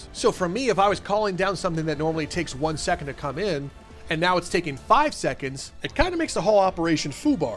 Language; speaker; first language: English; native; English